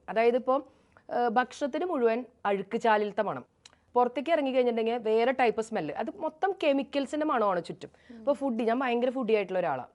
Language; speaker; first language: Malayalam; native; Malayalam